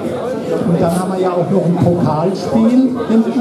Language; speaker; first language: German; native; German